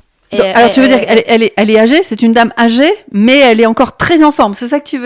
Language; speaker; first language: French; native; French